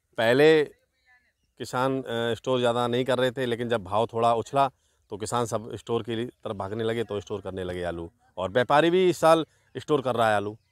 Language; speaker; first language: Hindi; native; Hindi